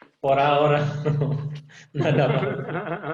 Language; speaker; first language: Spanish; non-native, learner; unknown